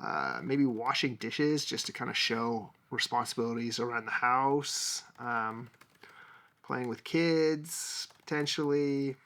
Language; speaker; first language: English; native; English